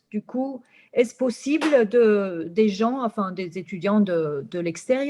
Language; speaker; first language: French; non-native, fluent; Turkish